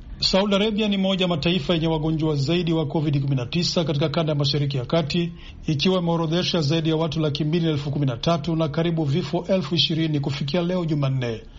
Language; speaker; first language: Swahili; non-native, local second language; Rundi